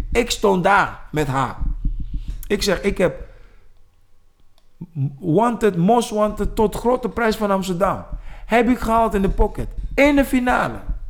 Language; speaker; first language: Dutch; non-native, fluent; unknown